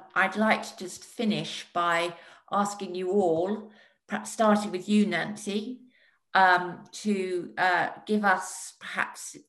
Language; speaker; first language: English; native; English